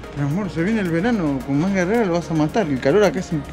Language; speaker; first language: Spanish; native; Spanish